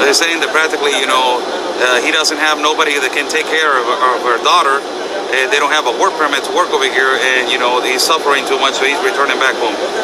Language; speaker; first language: English; non-native, fluent; Spanish